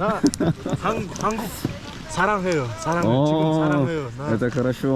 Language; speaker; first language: Korean; non-native, learner; Kyrgyz